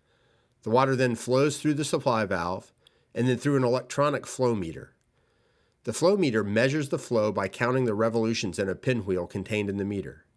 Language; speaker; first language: English; native; English